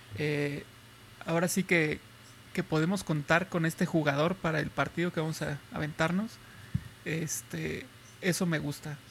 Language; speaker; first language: Spanish; native; Spanish